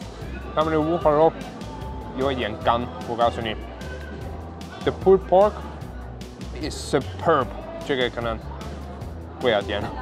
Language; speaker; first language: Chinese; non-native, fluent; German